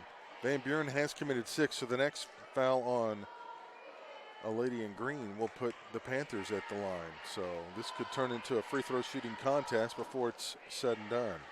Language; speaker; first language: English; native; English